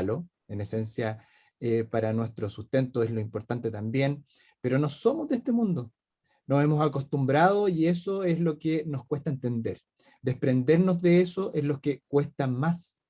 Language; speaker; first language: Spanish; native; Spanish